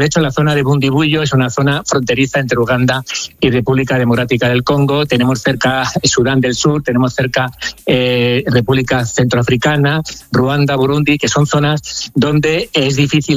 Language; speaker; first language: Spanish; native; Spanish